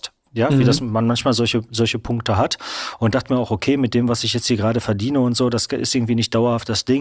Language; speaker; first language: German; native; German